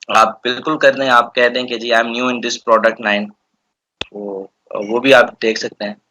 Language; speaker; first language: Urdu; native; Urdu